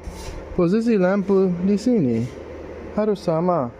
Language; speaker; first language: Indonesian; non-native, learner; English